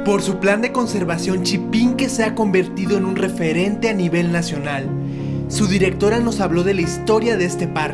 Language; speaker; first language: Spanish; native; Spanish